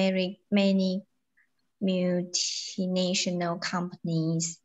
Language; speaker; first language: English; non-native, learner; Chinese